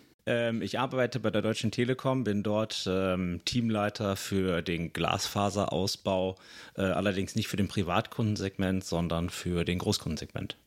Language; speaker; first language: German; native; German